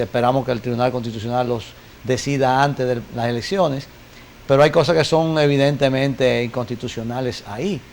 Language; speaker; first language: Spanish; native; Spanish